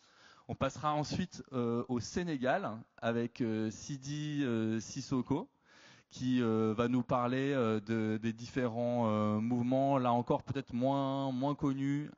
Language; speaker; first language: French; native; French